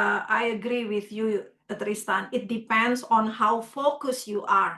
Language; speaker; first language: English; non-native, fluent; Indonesian